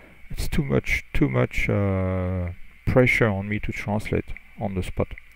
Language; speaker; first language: English; non-native, fluent; French